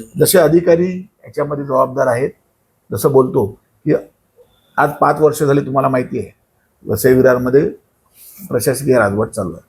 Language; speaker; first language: Marathi; native; Marathi